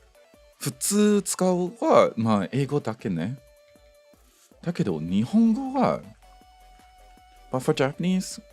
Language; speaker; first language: Japanese; non-native, learner; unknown